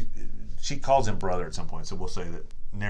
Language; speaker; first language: English; native; English